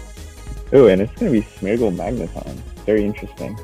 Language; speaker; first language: English; native; English